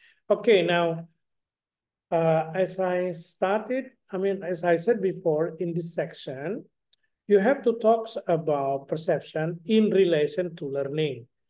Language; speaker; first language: English; non-native, fluent; Indonesian